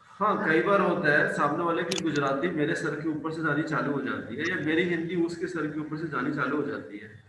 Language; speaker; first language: Hindi; non-native, local second language; Punjabi